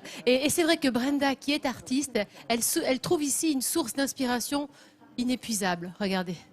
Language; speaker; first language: French; native; French